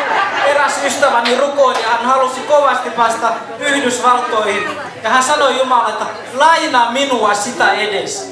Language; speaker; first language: Finnish; non-native, fluent; Kinyarwanda